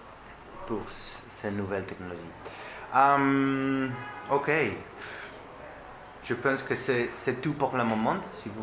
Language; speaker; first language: French; non-native, learner; Spanish